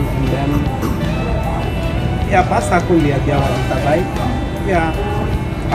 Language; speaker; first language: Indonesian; non-native, learner; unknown